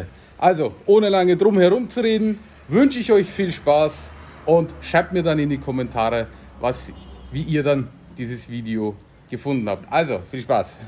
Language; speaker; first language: German; native; German